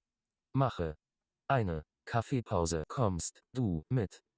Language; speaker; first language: German; non-native, learner; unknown